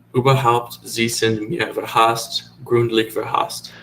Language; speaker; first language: German; non-native, learner; English